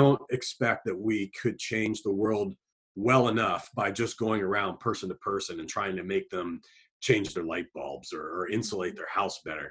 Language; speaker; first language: English; native; English